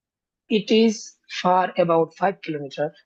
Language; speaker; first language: English; non-native, learner; Bangla